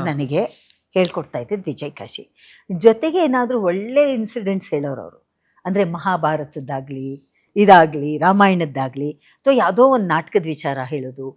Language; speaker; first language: Kannada; native; Kannada